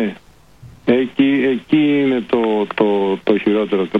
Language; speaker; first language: Greek; early bilingual, heritage; Greek